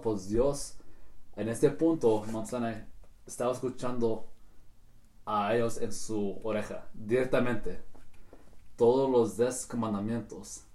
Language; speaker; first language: Spanish; early bilingual, heritage; English